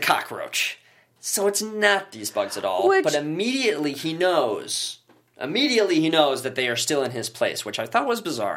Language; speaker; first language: English; native; English